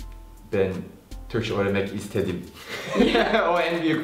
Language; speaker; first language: Turkish; non-native, learner; Korean